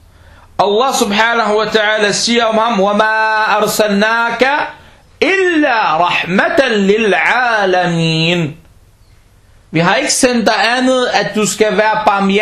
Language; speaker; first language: Danish; early bilingual, other home language; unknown